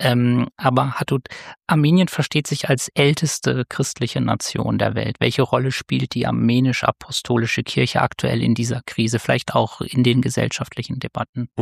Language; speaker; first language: German; native; German